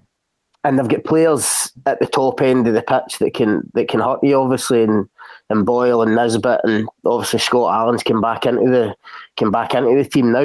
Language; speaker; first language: English; native; English